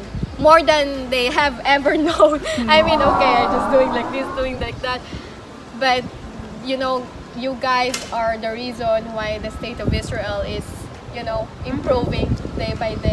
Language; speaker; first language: English; non-native, fluent; Filipino